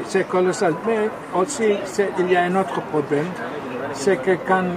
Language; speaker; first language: French; non-native, fluent; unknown